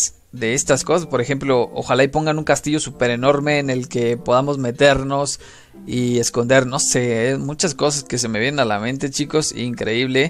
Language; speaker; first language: Spanish; native; Spanish